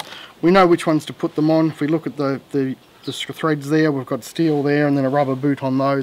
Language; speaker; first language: English; native; English